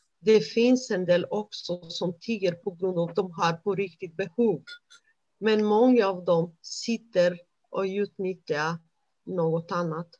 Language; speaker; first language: Swedish; non-native, fluent; Romany